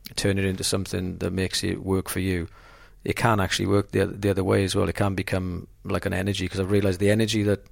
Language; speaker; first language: English; native; English